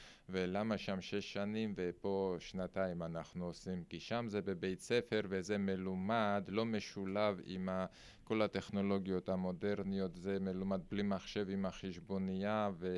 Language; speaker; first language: Hebrew; non-native, fluent; Russian